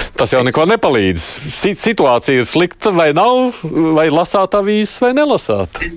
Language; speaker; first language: Latvian; native; Latvian